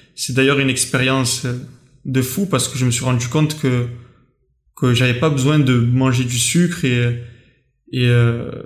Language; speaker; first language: French; native; French